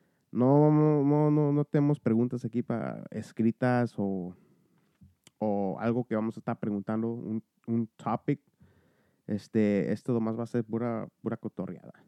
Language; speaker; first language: Spanish; early bilingual, heritage; Spanish